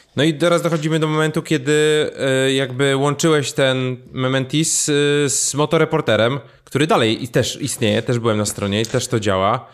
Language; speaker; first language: Polish; native; Polish